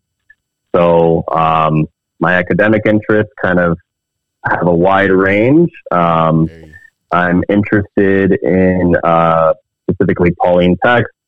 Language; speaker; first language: English; native; English